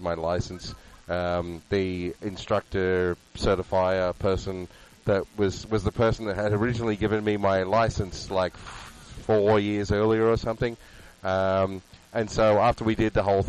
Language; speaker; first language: English; native; English